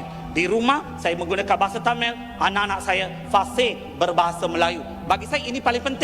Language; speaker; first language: Malay; native; Malay